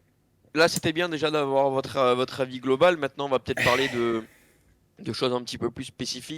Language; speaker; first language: French; native; French